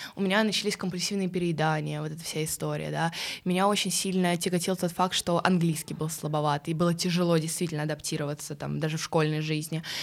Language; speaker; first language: Russian; early bilingual, other home language; Swedish